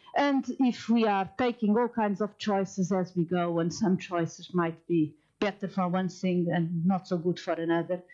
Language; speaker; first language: English; non-native, fluent; Portuguese